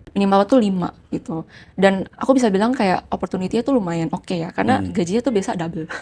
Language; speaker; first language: Indonesian; native; Indonesian